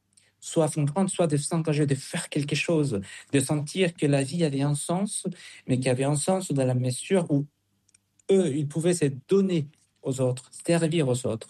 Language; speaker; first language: French; non-native, fluent; Spanish